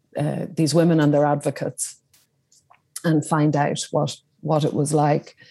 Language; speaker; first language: English; native; English